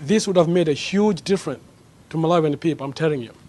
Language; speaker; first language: English; non-native, local second language; Nyanja